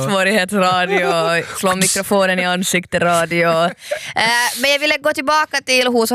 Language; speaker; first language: Swedish; native; Swedish